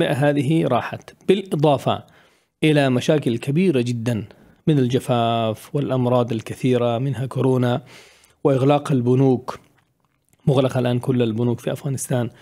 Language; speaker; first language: Arabic; non-native, fluent; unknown